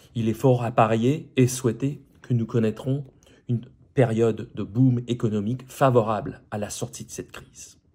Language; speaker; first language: French; native; French